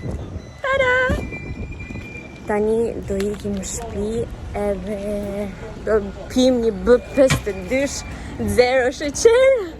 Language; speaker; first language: Albanian; early bilingual, heritage; Albanian